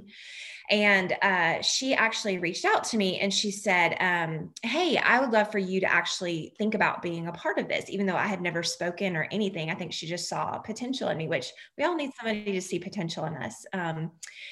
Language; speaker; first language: English; native; English